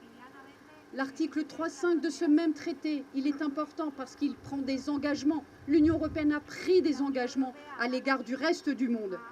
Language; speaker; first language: French; native; French